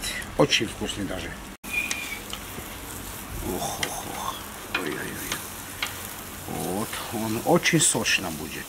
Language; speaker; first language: Russian; non-native, fluent; Armenian